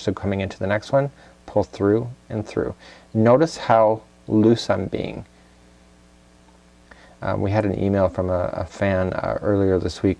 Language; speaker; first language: English; native; English